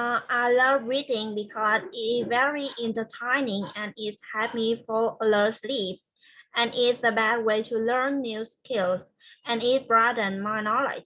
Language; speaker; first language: English; non-native, learner; Vietnamese